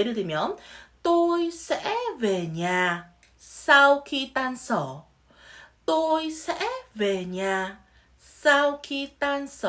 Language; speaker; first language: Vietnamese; non-native, fluent; Korean